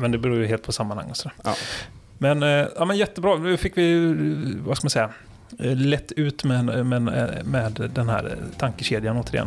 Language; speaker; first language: Swedish; native; Swedish